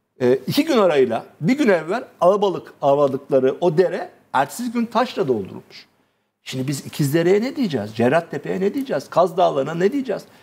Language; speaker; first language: Turkish; native; Turkish